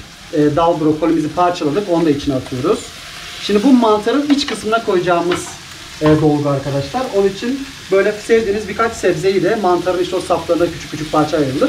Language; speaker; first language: Turkish; native; Turkish